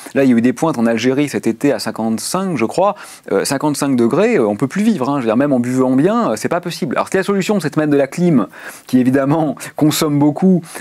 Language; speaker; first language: French; native; French